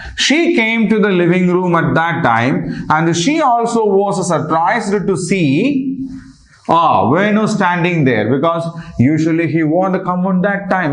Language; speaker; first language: English; non-native, local second language; Telugu